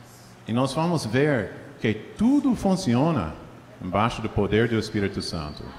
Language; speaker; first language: Portuguese; non-native, fluent; English